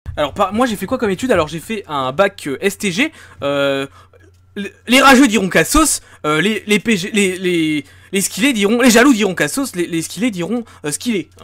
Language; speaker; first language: French; native; French